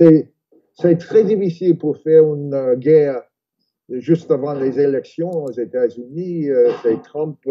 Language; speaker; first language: French; non-native, fluent; English